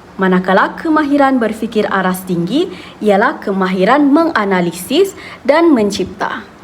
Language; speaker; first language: Malay; native; Malay